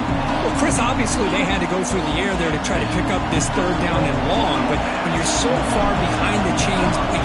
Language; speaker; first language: English; native; English